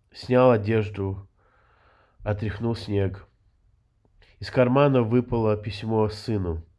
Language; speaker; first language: Russian; early bilingual, heritage; Russian